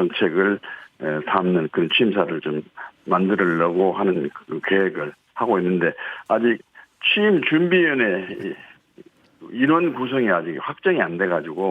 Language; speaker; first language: Korean; native; Korean